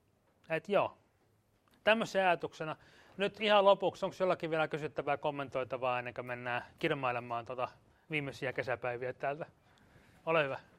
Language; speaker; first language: Finnish; native; Finnish